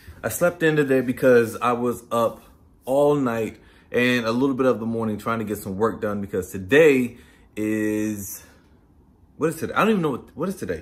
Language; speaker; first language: English; native; English